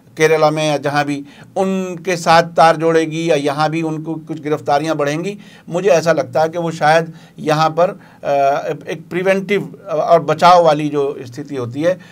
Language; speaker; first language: Urdu; native; Urdu